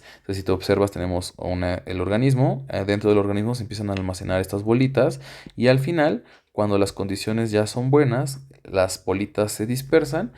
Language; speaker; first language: Spanish; native; Spanish